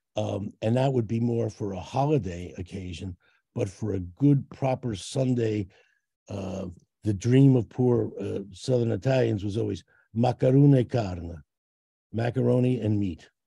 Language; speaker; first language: English; native; English